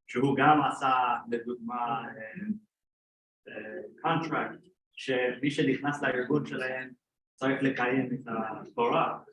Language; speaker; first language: Hebrew; non-native, fluent; English